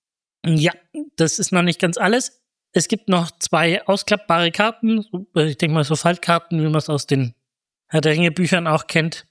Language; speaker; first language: German; native; German